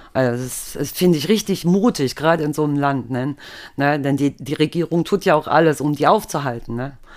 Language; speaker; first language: German; native; German